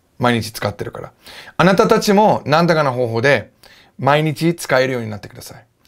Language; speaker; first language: Japanese; non-native, fluent; English